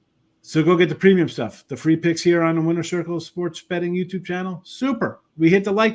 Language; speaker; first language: English; native; English